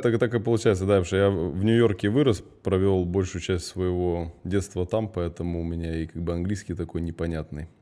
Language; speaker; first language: Russian; early bilingual, heritage; Russian